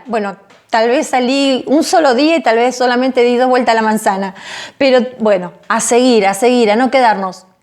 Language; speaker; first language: Spanish; native; Spanish